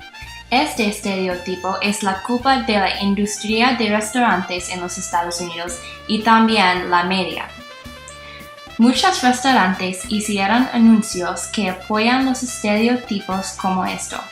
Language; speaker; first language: Spanish; non-native, learner; English